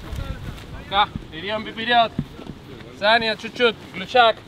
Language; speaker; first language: Russian; non-native, learner; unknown